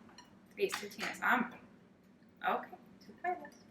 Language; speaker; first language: Spanish; non-native, learner; English